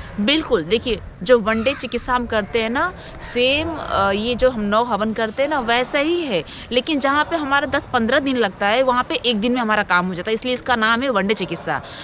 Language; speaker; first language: Hindi; native; Hindi